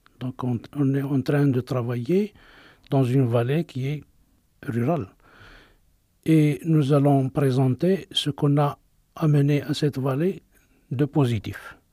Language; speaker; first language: French; non-native, local second language; Arabic